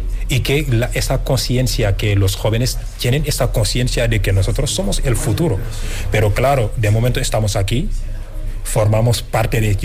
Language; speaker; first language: Spanish; non-native, fluent; Wolof